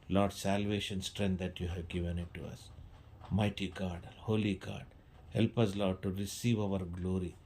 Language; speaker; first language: English; non-native, local second language; Telugu